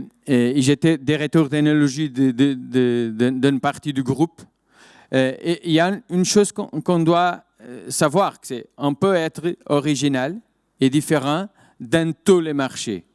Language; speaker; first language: French; non-native, fluent; Portuguese